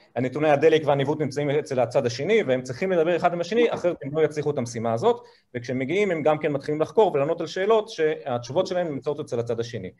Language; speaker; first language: Hebrew; non-native, local second language; Arabic